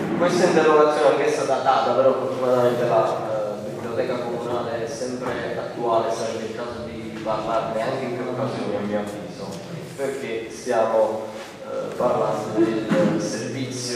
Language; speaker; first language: Italian; native; Italian